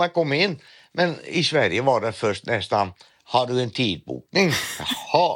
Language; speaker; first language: Swedish; non-native, fluent; Dutch